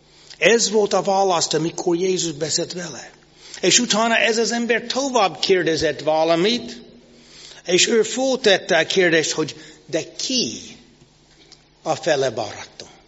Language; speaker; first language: Hungarian; non-native, fluent; English